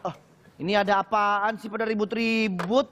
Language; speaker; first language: Indonesian; native; Indonesian